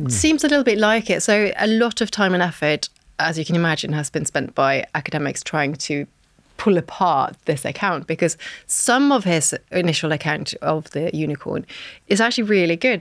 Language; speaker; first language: English; non-native, fluent; Norwegian